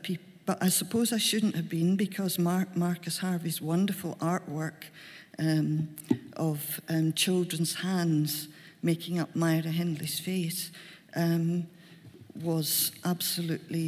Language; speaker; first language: English; native; English